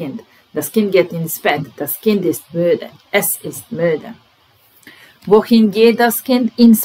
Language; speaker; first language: German; non-native, fluent; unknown